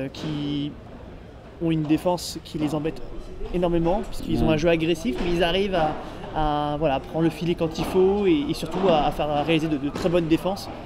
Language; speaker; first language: French; native; French